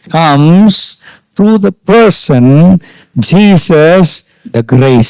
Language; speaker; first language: English; non-native, local second language; Tamil